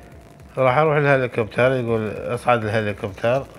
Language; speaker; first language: Arabic; native; Arabic